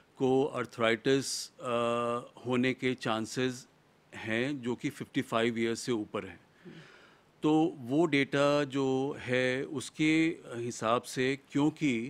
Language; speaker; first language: Hindi; native; Hindi